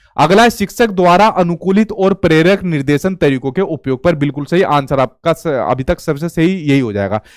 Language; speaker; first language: Hindi; native; Hindi